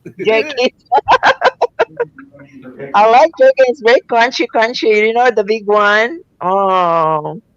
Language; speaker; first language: English; non-native, local second language; Filipino